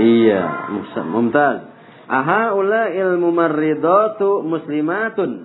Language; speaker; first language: Arabic; non-native, fluent; Indonesian